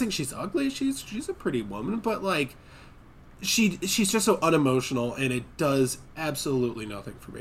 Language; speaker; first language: English; native; English